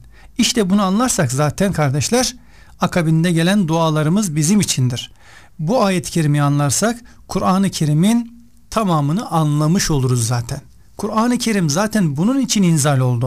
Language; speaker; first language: Turkish; native; Turkish